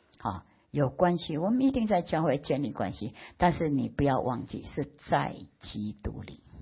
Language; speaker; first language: Chinese; early bilingual, heritage; Chinese